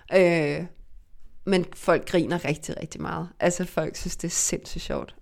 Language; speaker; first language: Danish; native; Danish